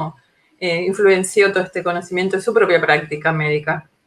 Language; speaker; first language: Spanish; native; Spanish